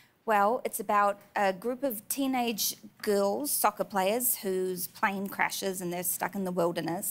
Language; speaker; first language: English; native; English